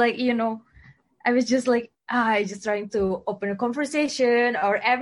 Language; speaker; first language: English; non-native, learner; Indonesian